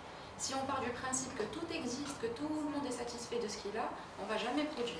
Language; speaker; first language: French; native; French